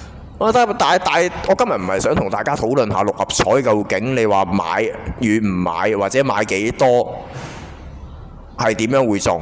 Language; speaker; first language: Cantonese; native; Cantonese